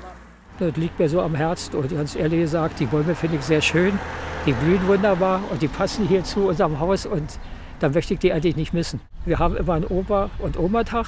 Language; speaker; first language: German; native; German